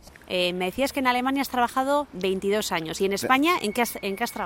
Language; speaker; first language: Spanish; native; Spanish